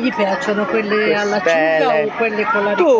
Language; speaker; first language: Italian; native; Italian